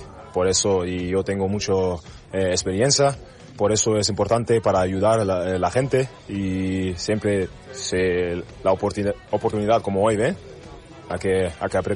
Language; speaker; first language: Spanish; non-native, learner; German